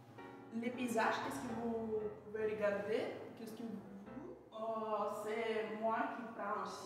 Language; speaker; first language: French; non-native, learner; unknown